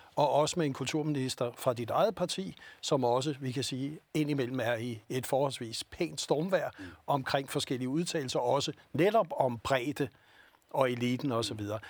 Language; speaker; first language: Danish; native; Danish